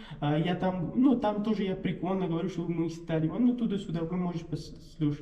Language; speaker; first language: Russian; non-native, learner; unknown